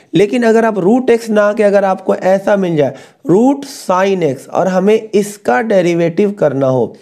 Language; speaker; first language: Hindi; native; Hindi